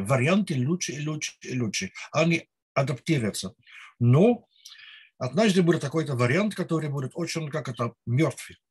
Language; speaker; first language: Russian; non-native, learner; Dutch